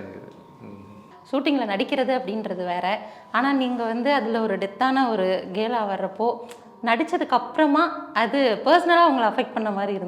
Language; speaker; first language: Tamil; native; Tamil